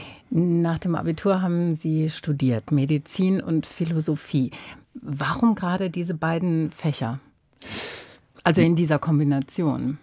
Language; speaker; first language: German; native; German